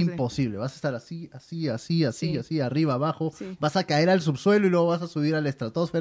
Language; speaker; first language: Spanish; native; Spanish